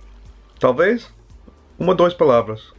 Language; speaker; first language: Portuguese; non-native, fluent; English